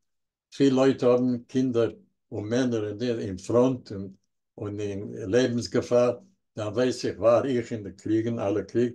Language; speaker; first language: German; non-native, learner; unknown